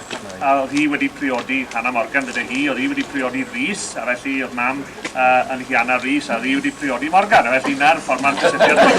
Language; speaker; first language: Welsh; native; Welsh